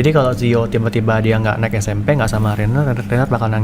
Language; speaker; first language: Indonesian; native; Indonesian